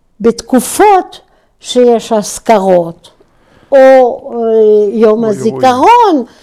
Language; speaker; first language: Hebrew; non-native, fluent; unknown